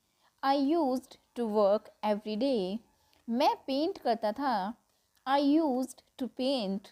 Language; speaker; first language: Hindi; native; Hindi